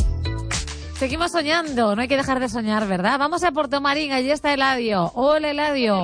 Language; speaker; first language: Spanish; non-native, local second language; Galician